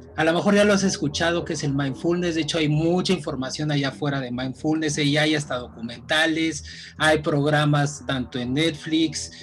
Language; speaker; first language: Spanish; native; Spanish